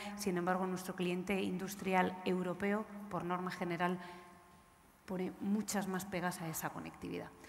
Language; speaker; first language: Spanish; native; Spanish